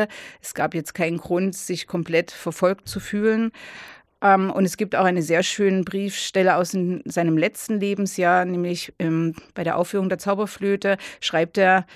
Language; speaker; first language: German; native; German